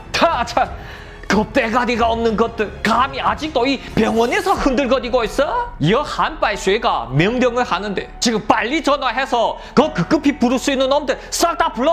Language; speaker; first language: Korean; native; Korean